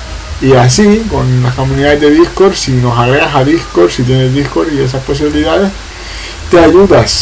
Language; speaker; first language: Spanish; native; Spanish